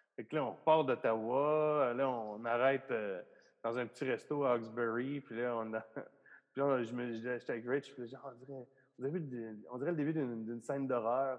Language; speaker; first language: French; native; French